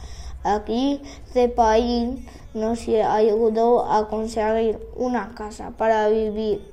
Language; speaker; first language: Spanish; early bilingual, other home language; Arabic